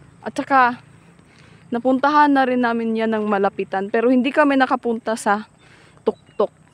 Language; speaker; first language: Filipino; non-native, local second language; Surigaonon